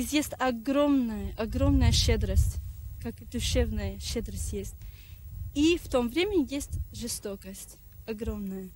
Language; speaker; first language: Russian; non-native, fluent; English